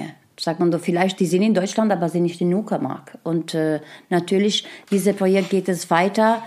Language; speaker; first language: German; non-native, learner; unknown